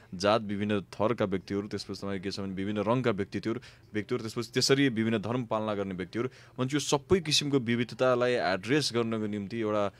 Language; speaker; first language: Nepali; non-native, local second language; Maithili